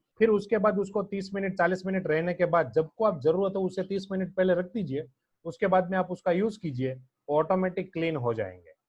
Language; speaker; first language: Hindi; non-native, local second language; Gujarati